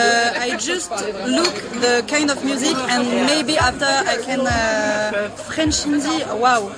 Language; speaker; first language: English; non-native, learner; French